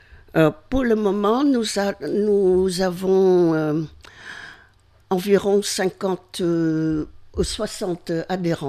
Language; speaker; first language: French; non-native, fluent; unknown